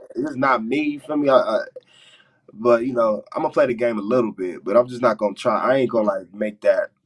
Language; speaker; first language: English; native; English